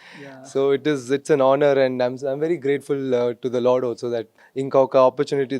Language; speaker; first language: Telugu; non-native, fluent; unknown